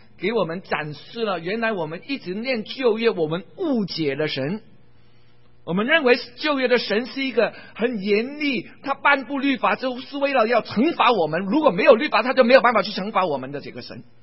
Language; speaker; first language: Chinese; non-native, local second language; Cantonese